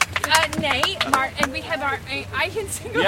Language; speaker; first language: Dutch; non-native, learner; English